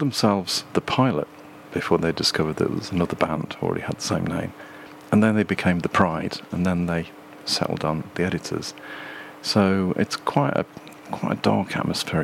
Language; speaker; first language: English; native; English